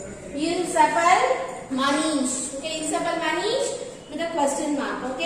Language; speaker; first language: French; non-native, fluent; Tamil